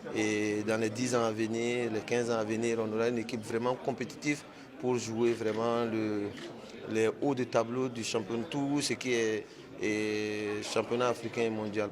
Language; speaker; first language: French; native; French